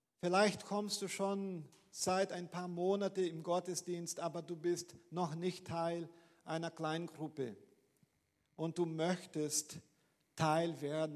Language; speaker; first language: German; non-native, fluent; Portuguese